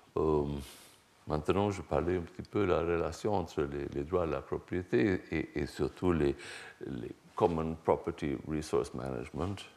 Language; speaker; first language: French; non-native, fluent; Swedish